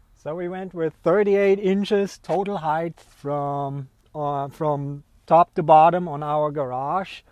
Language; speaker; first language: English; non-native, fluent; German